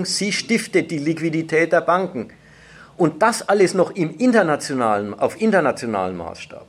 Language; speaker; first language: German; native; German